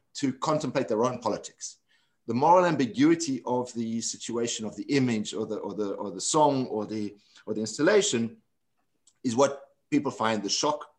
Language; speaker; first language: English; non-native, local second language; Afrikaans